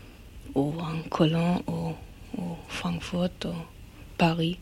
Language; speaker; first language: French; non-native, learner; German